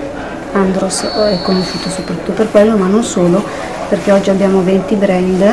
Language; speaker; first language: Italian; native; Italian